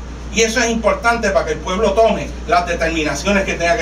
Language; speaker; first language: Spanish; native; Spanish